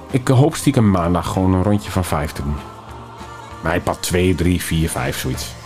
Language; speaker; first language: Dutch; native; Dutch